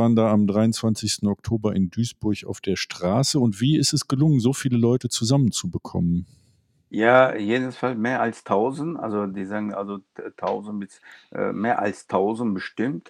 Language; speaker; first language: German; non-native, local second language; Turkish